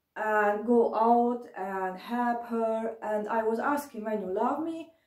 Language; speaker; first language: English; non-native, learner; German